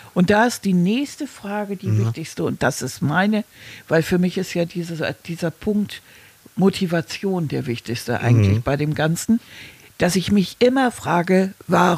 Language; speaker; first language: German; native; German